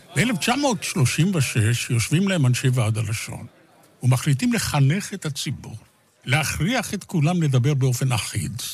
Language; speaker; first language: Hebrew; native; Hebrew